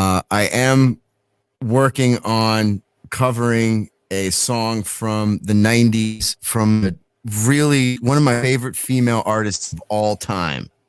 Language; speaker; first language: English; native; English